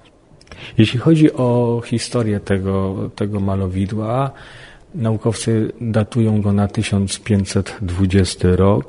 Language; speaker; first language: Polish; native; Polish